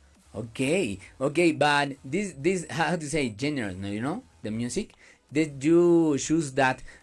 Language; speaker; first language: English; non-native, learner; Spanish